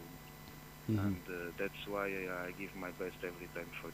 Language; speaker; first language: English; non-native, fluent; Portuguese